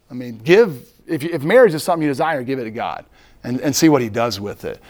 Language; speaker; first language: English; native; English